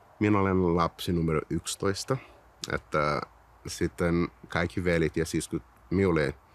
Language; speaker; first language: Finnish; non-native, fluent; Portuguese